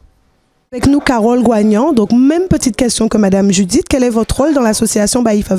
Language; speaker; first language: French; native; French